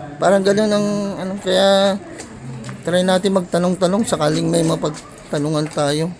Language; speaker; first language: Filipino; native; Filipino